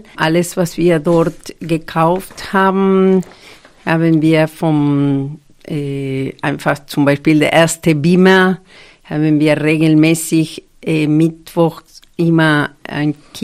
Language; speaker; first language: German; non-native, fluent; Spanish